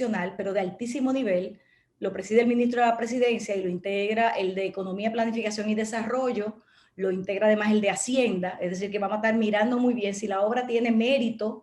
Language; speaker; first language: Spanish; native; Spanish